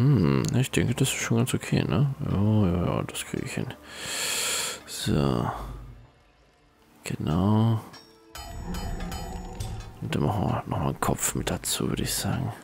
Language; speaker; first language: German; native; German